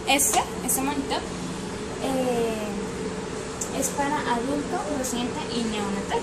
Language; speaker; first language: Spanish; native; Spanish